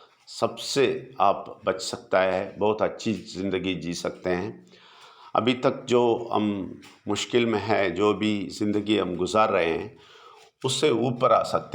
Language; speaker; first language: Hindi; non-native, local second language; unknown